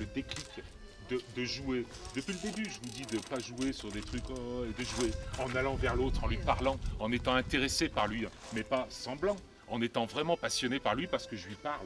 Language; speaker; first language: French; native; French